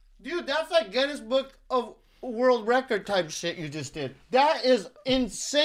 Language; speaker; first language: English; early bilingual, other home language; Korean